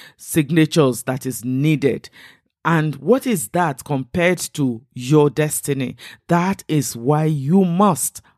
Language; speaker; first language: English; non-native, local second language; Igbo